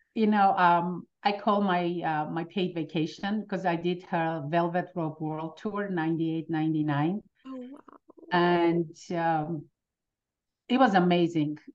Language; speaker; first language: English; early bilingual, other home language; Armenian